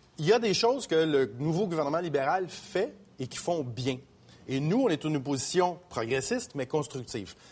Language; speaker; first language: French; native; French